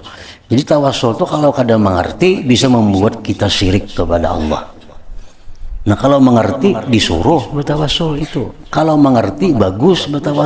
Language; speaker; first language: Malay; non-native, local second language; Banjar